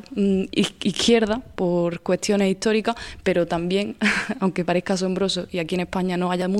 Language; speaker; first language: Spanish; native; Spanish